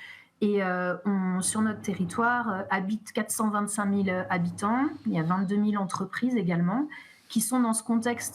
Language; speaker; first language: French; native; French